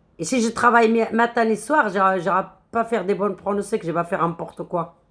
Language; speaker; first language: French; non-native, local second language; Arabic